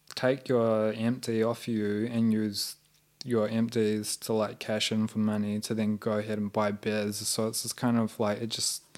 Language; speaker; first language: English; native; English